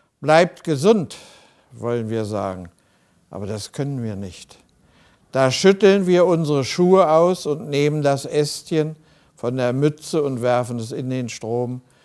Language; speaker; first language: German; native; German